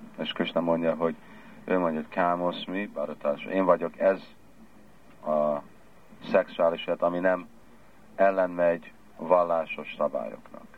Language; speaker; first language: Hungarian; early bilingual, heritage; Hungarian